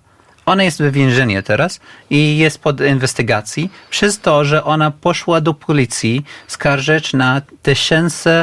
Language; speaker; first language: Polish; non-native, fluent; Arabic